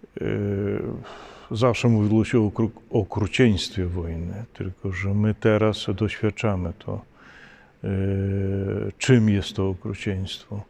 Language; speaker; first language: Polish; non-native, fluent; Ukrainian